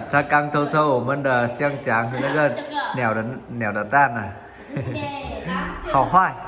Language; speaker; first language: Chinese; non-native, fluent; Vietnamese